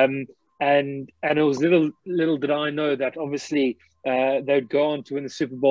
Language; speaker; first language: English; native; English